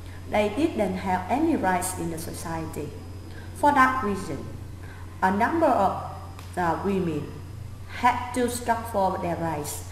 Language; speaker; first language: English; non-native, fluent; Vietnamese